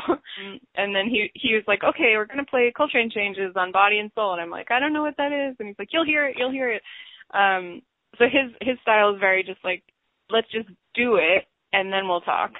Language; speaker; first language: English; native; English